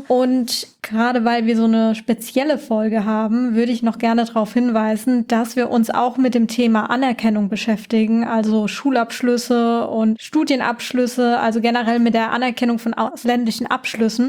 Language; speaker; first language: German; native; German